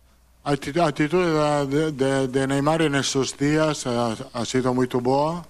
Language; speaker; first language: Portuguese; non-native, fluent; Italian